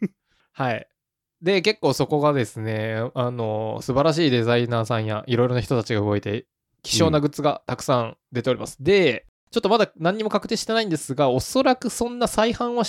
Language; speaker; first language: Japanese; native; Japanese